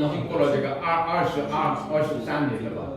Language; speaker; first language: Chinese; non-native, fluent; Korean